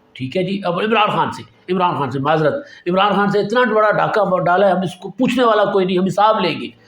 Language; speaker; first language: Urdu; non-native, local second language; Sindhi